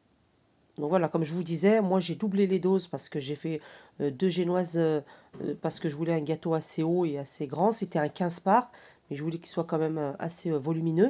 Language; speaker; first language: French; native; French